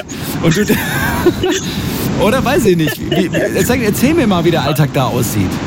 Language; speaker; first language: German; native; German